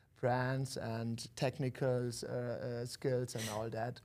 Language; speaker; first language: English; non-native, learner; German